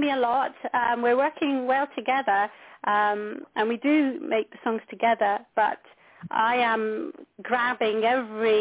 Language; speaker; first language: English; native; English